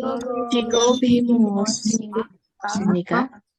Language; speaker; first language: Korean; non-native, learner; Indonesian